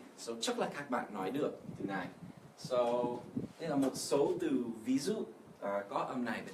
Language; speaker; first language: Vietnamese; non-native, fluent; English